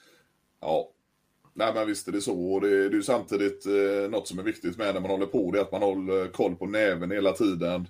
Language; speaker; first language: Swedish; native; Swedish